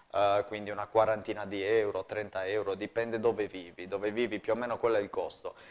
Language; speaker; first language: Italian; native; Italian